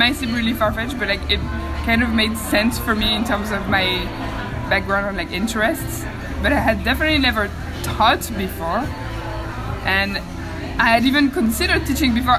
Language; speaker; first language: English; non-native, fluent; French